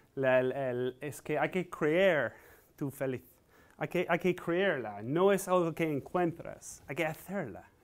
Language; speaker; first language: Spanish; non-native, fluent; English